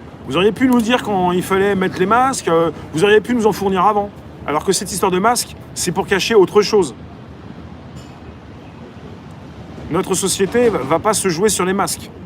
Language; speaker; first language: French; native; French